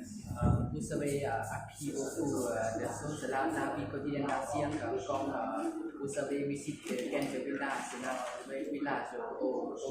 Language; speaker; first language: French; non-native, learner; Lao